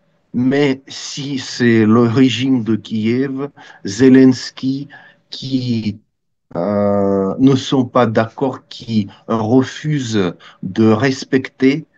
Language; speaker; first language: French; non-native, fluent; Russian